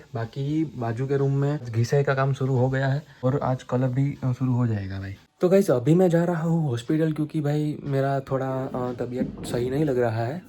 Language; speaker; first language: Hindi; non-native, local second language; Gujarati